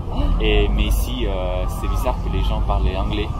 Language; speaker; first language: French; non-native, fluent; Spanish